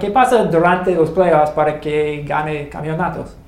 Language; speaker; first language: Spanish; non-native, learner; English